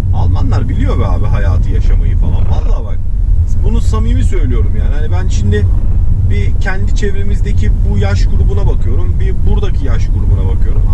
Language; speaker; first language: Turkish; early bilingual, heritage; Turkish